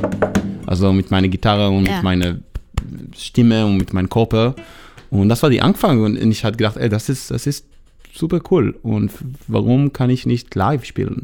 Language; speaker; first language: German; non-native, learner; Hebrew